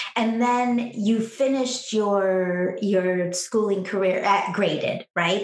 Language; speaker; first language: English; native; English